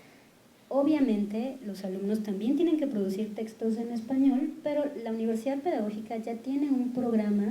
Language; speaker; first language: Spanish; native; Spanish